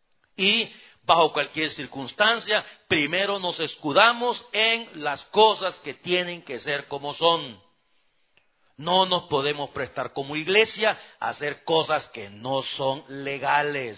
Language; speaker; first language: Spanish; native; Spanish